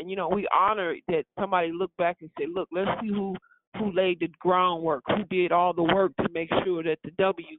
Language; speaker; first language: English; native; English